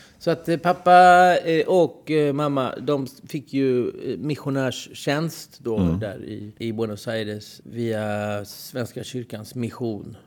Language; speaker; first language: Swedish; native; Swedish